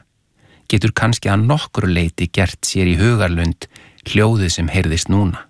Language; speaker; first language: Icelandic; native; Icelandic